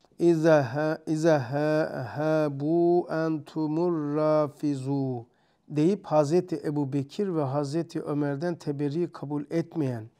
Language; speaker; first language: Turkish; native; Turkish